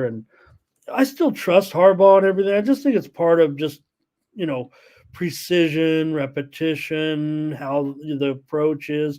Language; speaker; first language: English; native; English